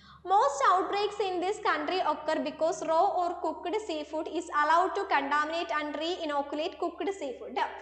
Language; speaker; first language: English; non-native, local second language; Malayalam